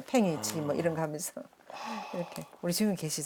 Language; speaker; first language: Korean; native; Korean